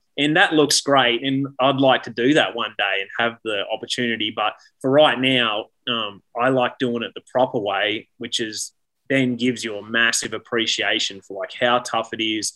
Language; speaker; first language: English; native; English